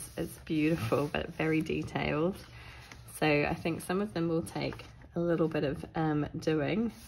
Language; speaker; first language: English; native; English